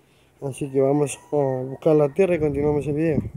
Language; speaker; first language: Spanish; native; Spanish